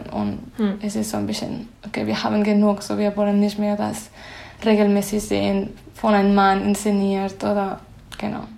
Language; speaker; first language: German; non-native, fluent; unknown